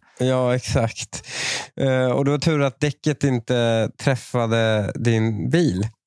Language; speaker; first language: Swedish; native; Swedish